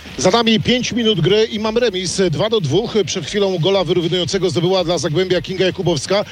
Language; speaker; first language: Polish; native; Polish